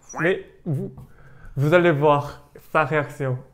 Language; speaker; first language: French; non-native, learner; Korean